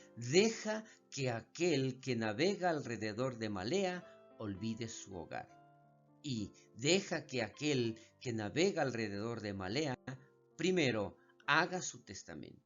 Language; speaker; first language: Spanish; native; Spanish